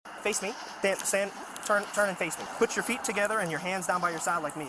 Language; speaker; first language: English; native; English